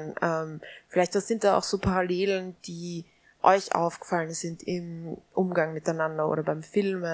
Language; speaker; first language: German; native; German